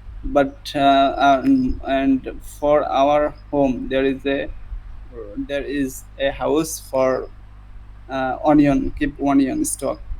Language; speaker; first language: English; non-native, learner; Bangla